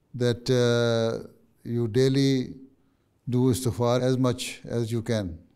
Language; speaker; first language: English; non-native, local second language; Urdu